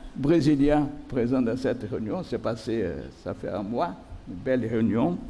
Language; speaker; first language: French; non-native, fluent; Portuguese